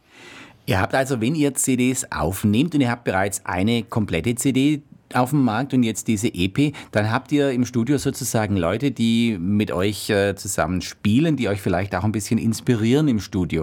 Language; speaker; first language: German; native; German